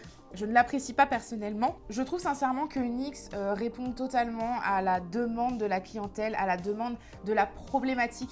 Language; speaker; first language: French; native; French